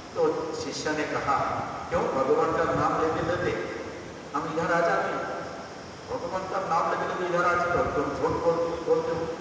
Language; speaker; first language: Hindi; non-native, local second language; Bangla